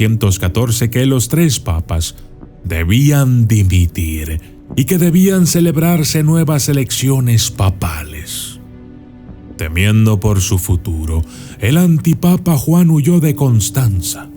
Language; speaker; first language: Spanish; native; Spanish